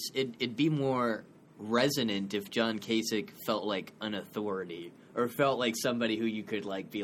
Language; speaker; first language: English; native; English